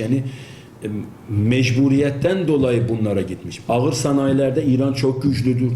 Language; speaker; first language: Turkish; non-native, fluent; Azerbaijani